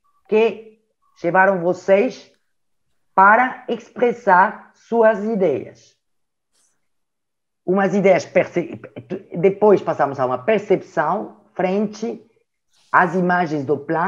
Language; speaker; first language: Portuguese; non-native, learner; French